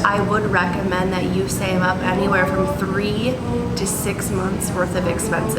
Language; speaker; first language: English; native; English